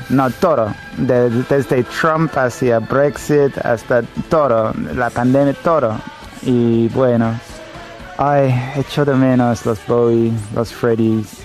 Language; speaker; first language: Spanish; non-native, fluent; English